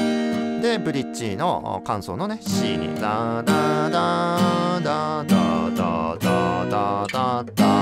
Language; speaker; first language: Japanese; native; Japanese